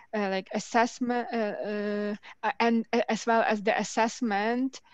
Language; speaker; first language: English; non-native, fluent; Ukrainian